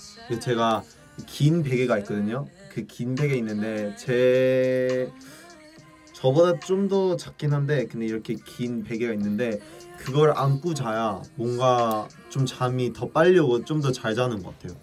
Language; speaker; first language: Korean; early bilingual, heritage; Korean